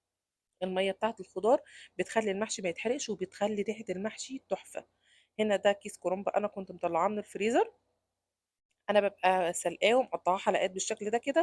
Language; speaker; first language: Arabic; native; Arabic